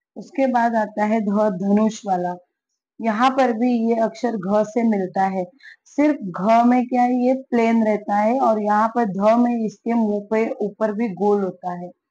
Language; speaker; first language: Hindi; native; Hindi